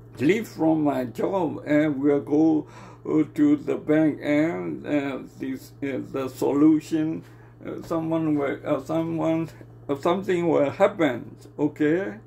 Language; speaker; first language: English; non-native, learner; Burmese